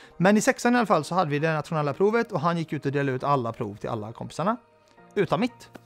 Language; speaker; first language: Swedish; early bilingual, other home language; Arabic